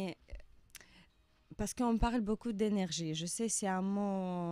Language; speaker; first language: French; non-native, learner; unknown